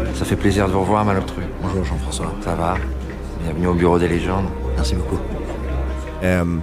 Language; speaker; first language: Swedish; native; Swedish